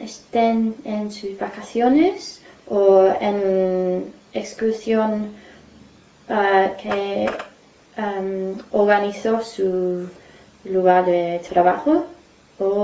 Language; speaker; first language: Spanish; non-native, learner; English